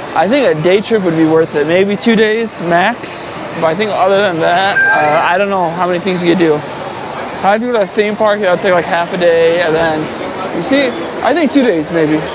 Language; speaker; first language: English; native; English